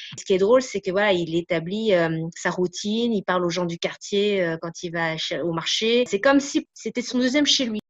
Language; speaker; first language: French; native; French